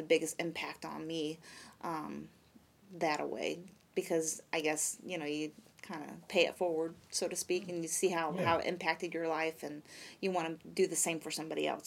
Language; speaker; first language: English; native; English